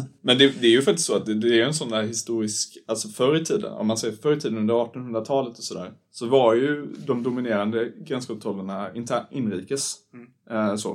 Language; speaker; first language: Swedish; native; Swedish